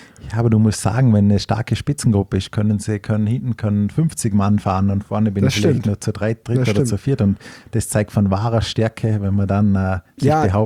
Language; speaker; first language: German; native; German